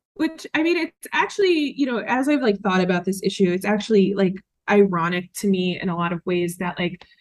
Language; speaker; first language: English; native; English